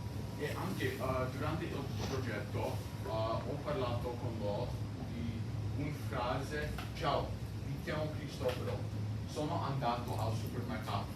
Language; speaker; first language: Italian; non-native, learner; English